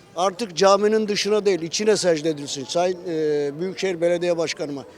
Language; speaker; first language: Turkish; native; Turkish